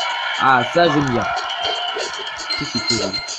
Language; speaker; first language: French; native; French